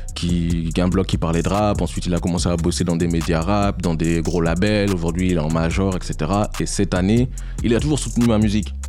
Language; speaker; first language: French; non-native, local second language; Baoulé